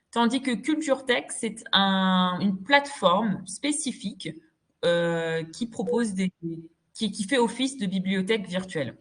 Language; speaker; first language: French; native; French